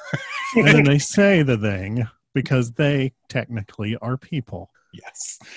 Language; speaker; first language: English; native; English